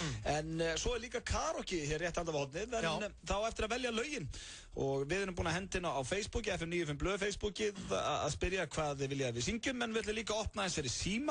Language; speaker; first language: Icelandic; native; Icelandic